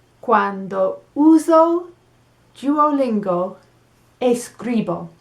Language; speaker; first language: Spanish; non-native, fluent; English